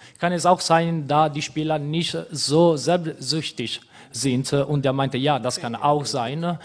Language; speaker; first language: German; non-native, fluent; Italian